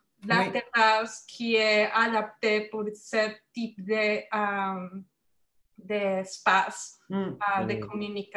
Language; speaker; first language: French; non-native, learner; Spanish